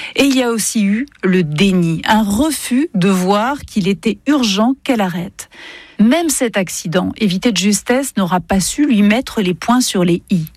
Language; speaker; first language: French; native; French